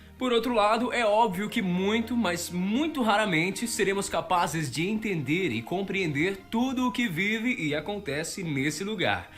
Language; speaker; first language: Portuguese; native; Portuguese